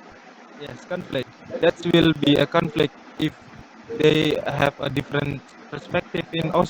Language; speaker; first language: English; non-native, learner; Indonesian